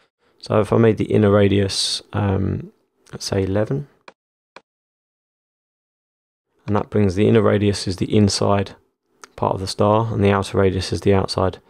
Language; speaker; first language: English; native; English